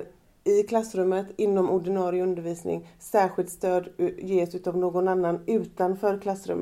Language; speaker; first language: Swedish; native; Swedish